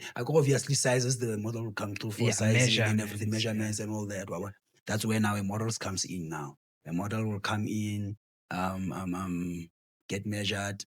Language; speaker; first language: English; non-native, local second language; Southern Sotho